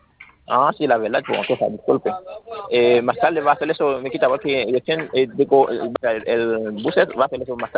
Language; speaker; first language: Spanish; non-native, learner; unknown